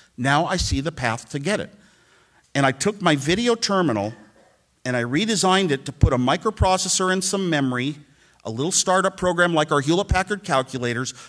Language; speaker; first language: English; native; English